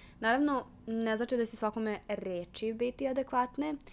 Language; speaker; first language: Serbian; native; Serbian